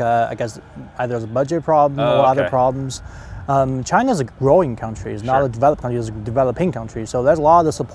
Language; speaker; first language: English; non-native, fluent; Chinese